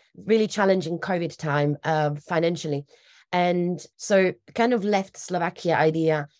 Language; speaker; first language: English; non-native, fluent; Slovak